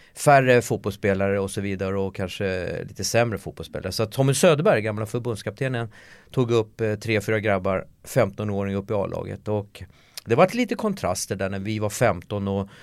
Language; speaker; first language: Swedish; native; Swedish